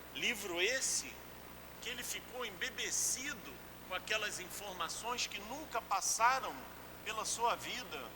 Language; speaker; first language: Portuguese; native; Portuguese